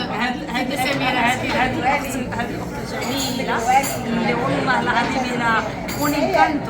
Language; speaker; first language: Arabic; native; Arabic